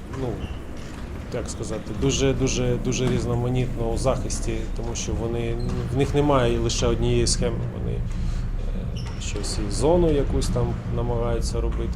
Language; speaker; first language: Ukrainian; non-native, local second language; Russian